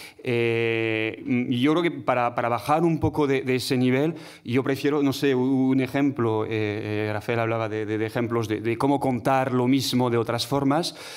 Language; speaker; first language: Spanish; non-native, fluent; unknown